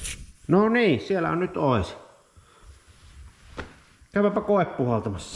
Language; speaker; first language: Finnish; native; Finnish